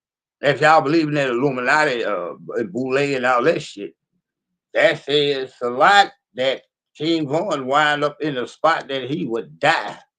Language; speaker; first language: English; native; English